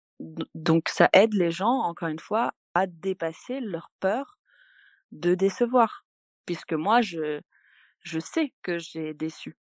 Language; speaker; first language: French; native; French